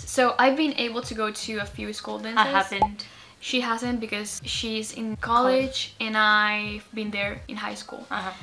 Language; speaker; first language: English; non-native, fluent; Spanish